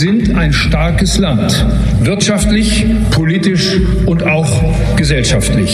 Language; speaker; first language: German; native; German